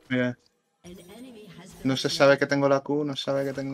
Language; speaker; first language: Spanish; native; Spanish